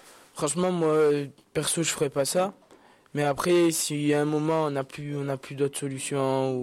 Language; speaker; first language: French; native; French